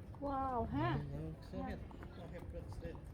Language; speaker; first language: Swedish; non-native, learner; Thai